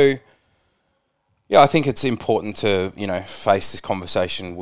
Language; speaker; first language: English; native; English